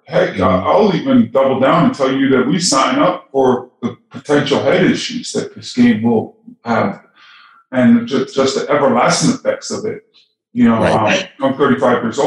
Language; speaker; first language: English; native; English